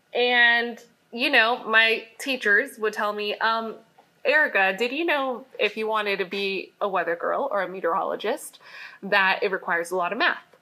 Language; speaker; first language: English; native; English